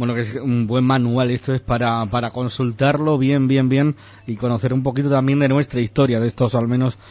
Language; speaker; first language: Spanish; native; Spanish